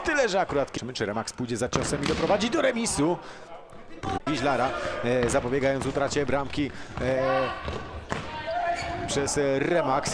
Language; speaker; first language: Polish; native; Polish